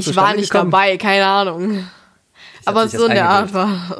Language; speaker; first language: German; native; German